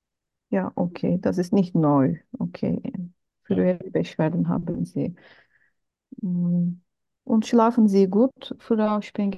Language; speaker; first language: German; non-native, learner; Turkish